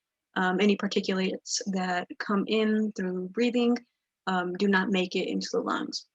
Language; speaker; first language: English; native; English